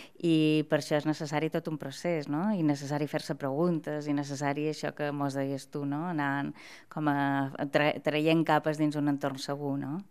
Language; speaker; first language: Catalan; native; Catalan